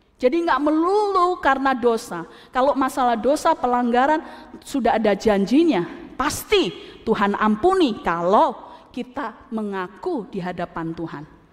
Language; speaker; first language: Indonesian; native; Indonesian